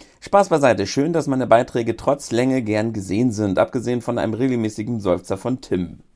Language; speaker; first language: German; native; German